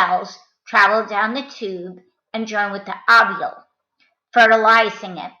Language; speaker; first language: English; native; English